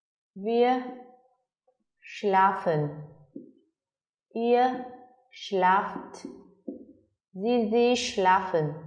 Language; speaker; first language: German; non-native, fluent; Vietnamese